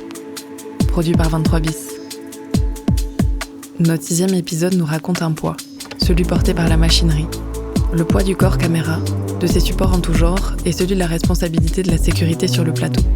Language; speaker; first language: French; native; French